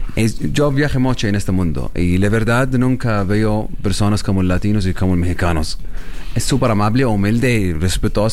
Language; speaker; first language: Spanish; non-native, learner; Arabic